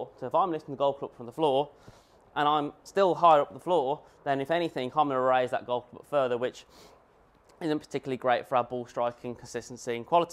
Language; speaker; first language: English; native; English